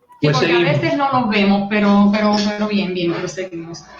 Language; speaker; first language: Spanish; native; Spanish